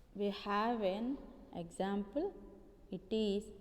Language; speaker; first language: English; non-native, local second language; Telugu